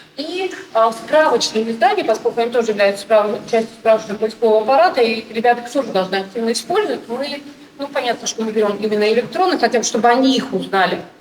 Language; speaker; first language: Russian; native; Russian